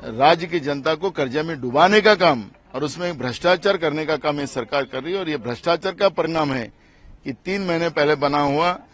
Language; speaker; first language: Hindi; non-native, local second language; Marathi